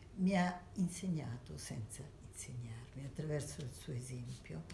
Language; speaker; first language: Italian; early bilingual, other home language; Armenian